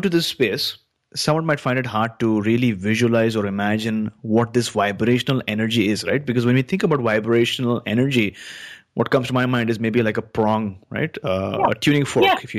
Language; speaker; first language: English; native; English